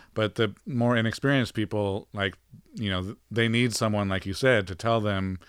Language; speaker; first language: English; native; English